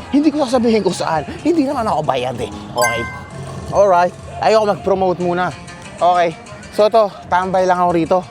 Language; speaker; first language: Filipino; native; Filipino